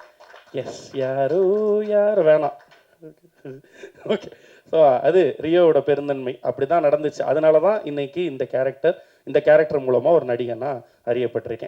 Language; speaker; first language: Tamil; native; Tamil